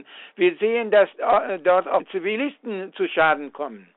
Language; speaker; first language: German; non-native, fluent; Persian